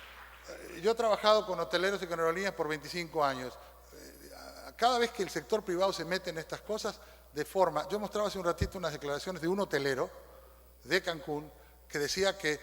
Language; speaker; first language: Spanish; native; Spanish